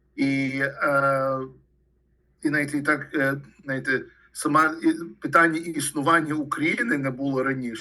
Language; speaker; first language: Ukrainian; early bilingual, heritage; Ukrainian